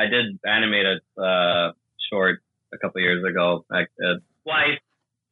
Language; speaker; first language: English; native; English